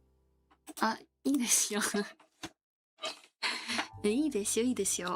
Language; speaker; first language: Japanese; non-native, learner; Korean